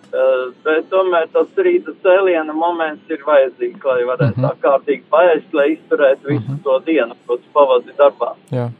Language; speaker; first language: Latvian; native; Latvian